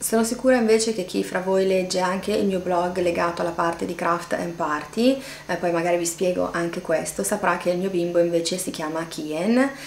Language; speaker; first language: Italian; native; Italian